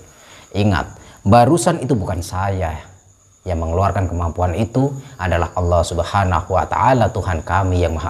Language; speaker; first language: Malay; non-native, local second language; Javanese